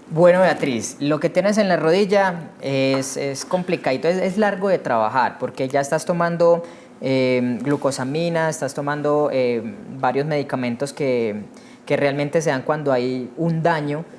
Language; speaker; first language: Spanish; native; Spanish